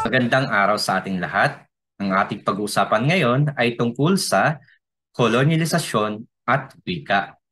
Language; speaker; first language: Filipino; non-native, local second language; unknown